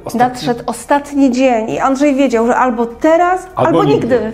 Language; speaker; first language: Polish; native; Polish